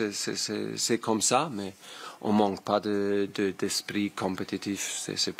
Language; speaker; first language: French; non-native, learner; German